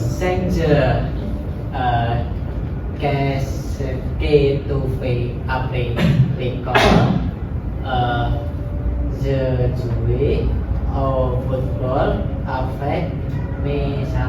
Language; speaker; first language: French; non-native, learner; Indonesian